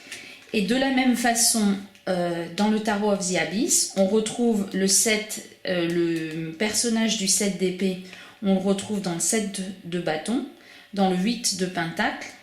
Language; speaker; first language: French; native; French